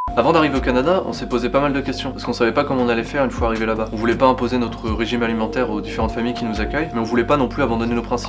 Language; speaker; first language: French; native; French